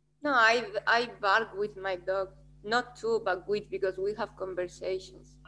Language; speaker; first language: English; non-native, fluent; Spanish